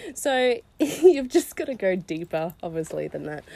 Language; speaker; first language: English; native; English